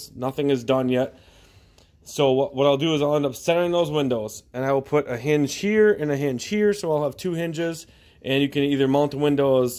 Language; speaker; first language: English; native; English